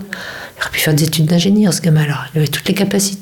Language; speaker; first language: French; native; French